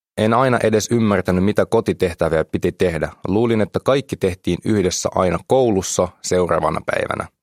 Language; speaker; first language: Finnish; early bilingual, other home language; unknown